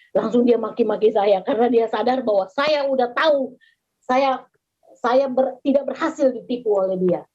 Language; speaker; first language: Indonesian; native; Indonesian